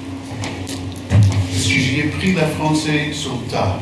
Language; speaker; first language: French; non-native, fluent; English